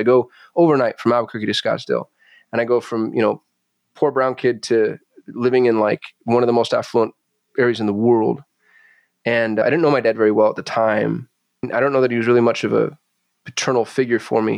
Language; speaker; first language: English; native; English